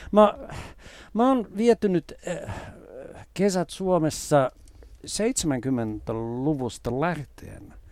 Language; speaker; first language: Finnish; non-native, fluent; English